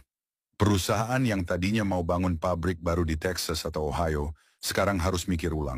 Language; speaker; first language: Indonesian; native; Indonesian